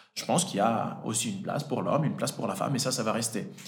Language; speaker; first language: French; early bilingual, other home language; Italian